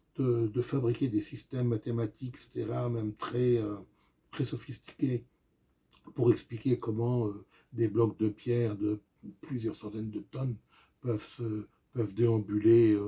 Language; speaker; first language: French; native; French